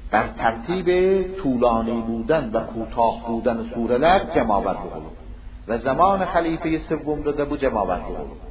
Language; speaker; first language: Persian; non-native, local second language; Azerbaijani